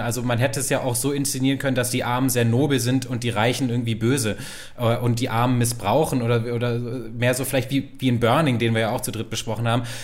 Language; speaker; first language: German; native; German